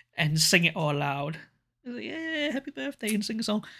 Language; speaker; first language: English; non-native, local second language; Cantonese